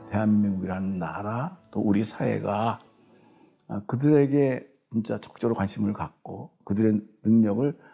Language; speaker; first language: Korean; native; Korean